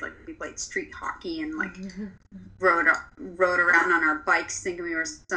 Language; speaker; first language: English; early bilingual, other home language; Polish